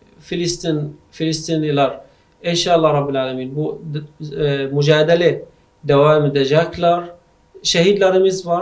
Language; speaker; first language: Turkish; non-native, learner; Arabic